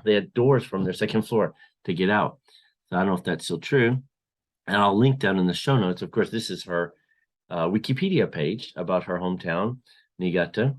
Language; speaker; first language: English; non-native, fluent; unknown